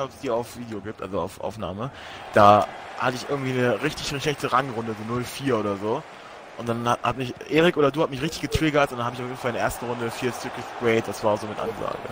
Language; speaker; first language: German; native; German